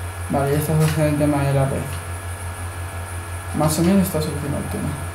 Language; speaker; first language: Spanish; native; Spanish